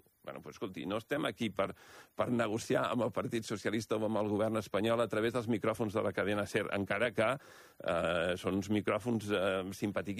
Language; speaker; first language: Catalan; native; Catalan